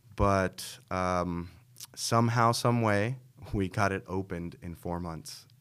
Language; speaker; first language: English; native; English